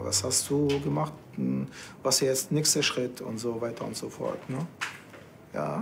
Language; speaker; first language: German; non-native, fluent; Arabic